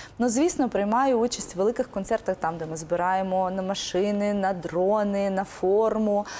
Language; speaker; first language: Ukrainian; non-native, local second language; Russian